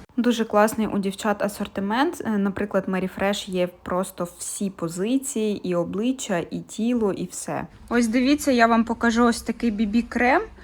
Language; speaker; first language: Ukrainian; non-native, local second language; Russian